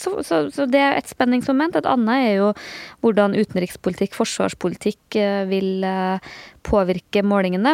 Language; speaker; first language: Norwegian; native; Norwegian